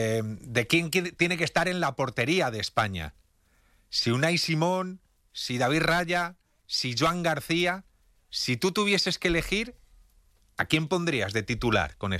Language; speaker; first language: Spanish; native; Spanish